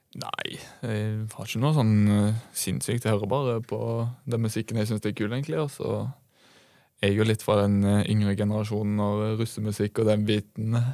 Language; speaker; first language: Norwegian; native; Norwegian